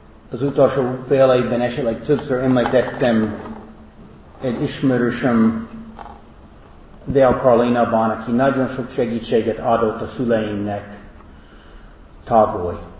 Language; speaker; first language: Hungarian; non-native, fluent; English